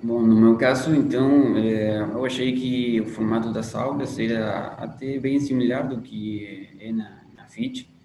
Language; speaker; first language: Portuguese; non-native, fluent; Spanish